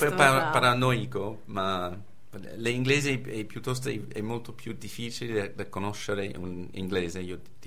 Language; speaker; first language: Italian; non-native, fluent; English